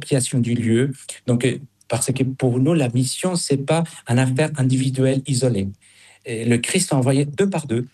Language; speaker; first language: French; non-native, fluent; Spanish